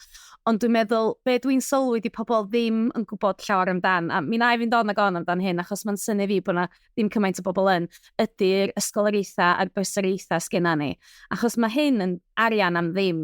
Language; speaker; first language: Welsh; native; Welsh